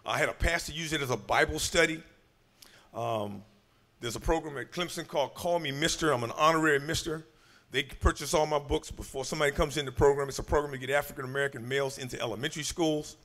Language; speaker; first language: English; native; English